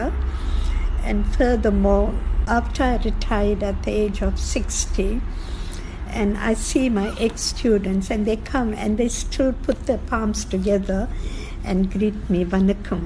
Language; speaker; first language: English; non-native, local second language; Tamil